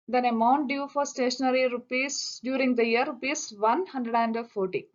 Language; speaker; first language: English; non-native, local second language; Malayalam